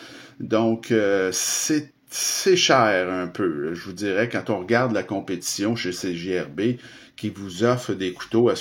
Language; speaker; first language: French; native; French